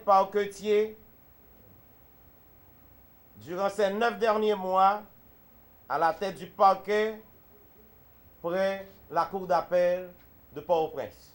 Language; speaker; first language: French; non-native, local second language; Haitian Creole